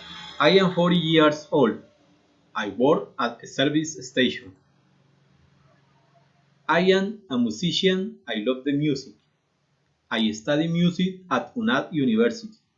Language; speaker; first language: English; non-native, learner; Spanish